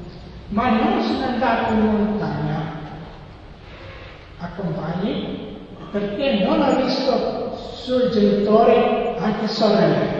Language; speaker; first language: Italian; non-native, learner; Serbian